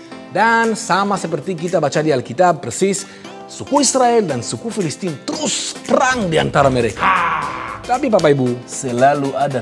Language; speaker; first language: Indonesian; non-native, fluent; Hebrew